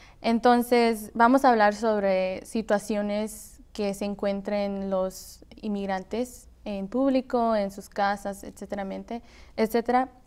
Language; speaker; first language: Spanish; early bilingual, heritage; Spanish